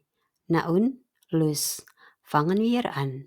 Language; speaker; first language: German; non-native, fluent; Indonesian